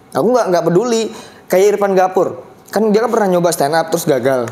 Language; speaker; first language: Indonesian; native; Indonesian